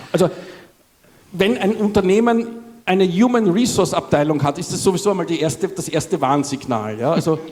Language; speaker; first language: German; native; German